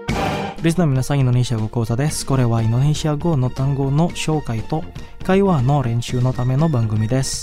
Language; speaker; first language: Japanese; non-native, fluent; Indonesian